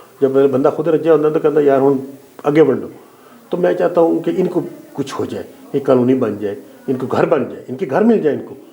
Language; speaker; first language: Urdu; non-native, local second language; Punjabi